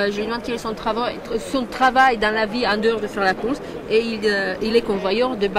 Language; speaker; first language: French; native; French